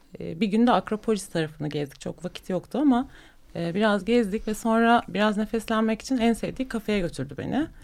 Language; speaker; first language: Turkish; native; Turkish